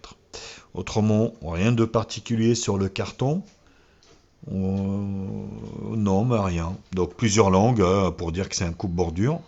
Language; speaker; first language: French; native; French